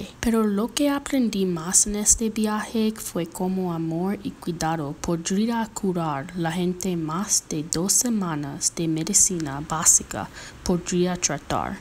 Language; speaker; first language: Spanish; non-native, learner; English